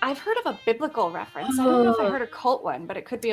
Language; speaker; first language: English; native; English